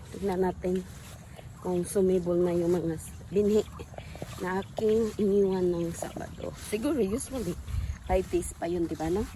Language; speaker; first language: Filipino; native; Filipino